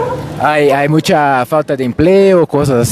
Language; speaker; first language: Spanish; non-native, learner; Portuguese